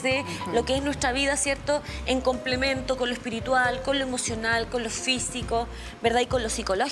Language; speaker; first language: Spanish; native; Spanish